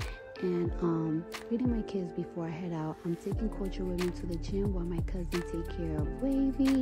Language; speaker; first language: English; native; English